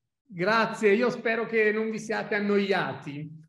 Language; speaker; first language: Italian; native; Italian